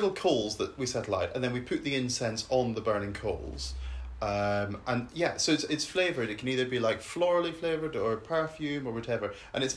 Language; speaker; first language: English; native; English